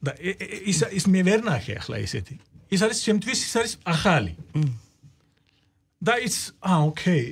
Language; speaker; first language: Georgian; non-native, learner; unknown